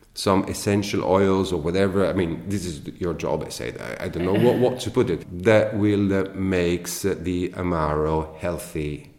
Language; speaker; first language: English; non-native, fluent; Italian